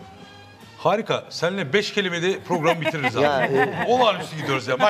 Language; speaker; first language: Turkish; native; Turkish